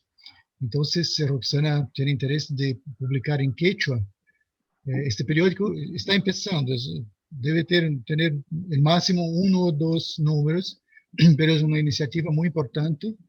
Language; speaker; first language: Spanish; non-native, fluent; Portuguese